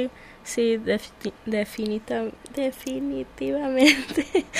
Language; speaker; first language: Spanish; early bilingual, heritage; Spanish